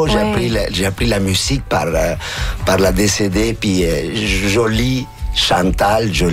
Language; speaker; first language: French; non-native, fluent; Spanish